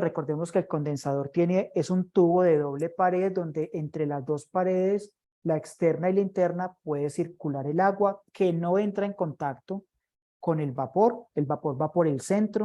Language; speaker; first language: Spanish; native; Spanish